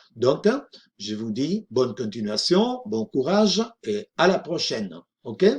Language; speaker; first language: French; non-native, fluent; Spanish